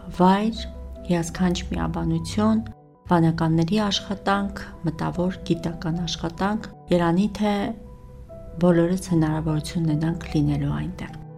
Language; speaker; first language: Armenian; native; Armenian